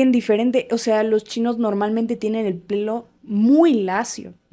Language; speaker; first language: Spanish; native; Spanish